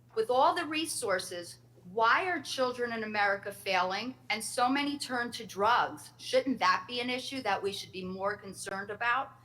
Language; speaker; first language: English; native; English